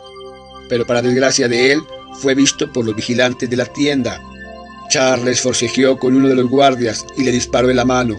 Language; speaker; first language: Spanish; native; Spanish